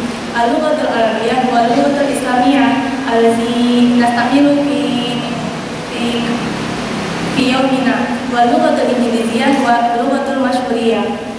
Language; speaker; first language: Arabic; non-native, learner; Indonesian